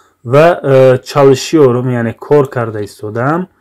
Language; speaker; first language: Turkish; non-native, fluent; Tajik